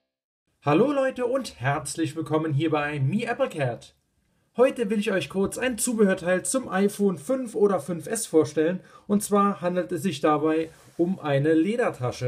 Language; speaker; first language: German; native; German